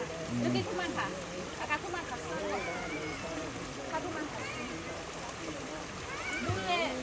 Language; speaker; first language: Korean; non-native, learner; Vietnamese